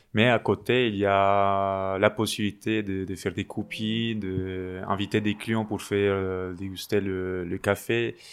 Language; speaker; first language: French; non-native, fluent; Spanish